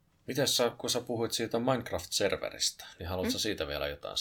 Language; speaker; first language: Finnish; native; Finnish